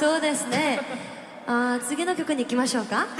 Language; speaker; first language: Japanese; non-native, fluent; Korean